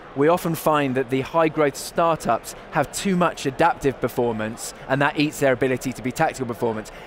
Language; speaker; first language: English; native; English